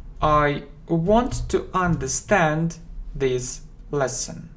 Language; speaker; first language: English; non-native, fluent; Russian